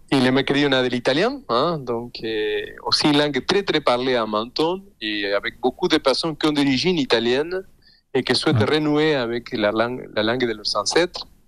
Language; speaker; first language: French; non-native, fluent; Spanish